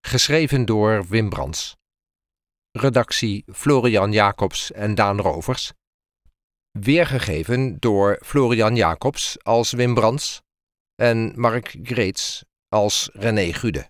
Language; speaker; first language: Dutch; native; Dutch